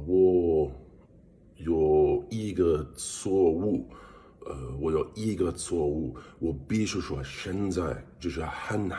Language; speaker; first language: Chinese; non-native, learner; English